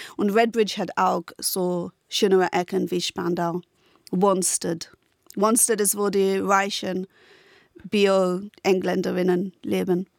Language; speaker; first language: German; non-native, fluent; English